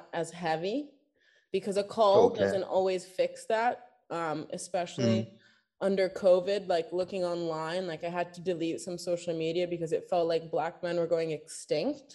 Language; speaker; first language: English; native; English